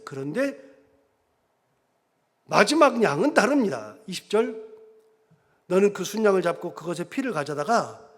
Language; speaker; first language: Korean; native; Korean